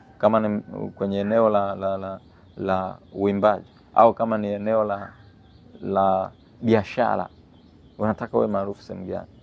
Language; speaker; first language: Swahili; native; Swahili